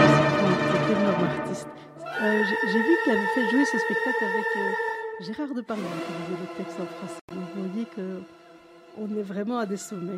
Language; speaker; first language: French; native; French